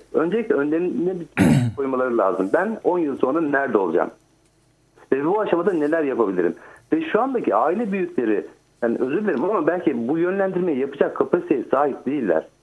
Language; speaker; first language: Turkish; native; Turkish